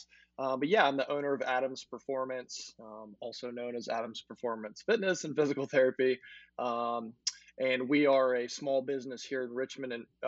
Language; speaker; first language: English; native; English